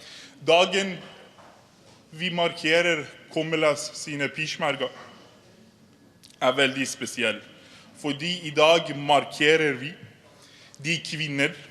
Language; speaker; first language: Norwegian; non-native, fluent; Persian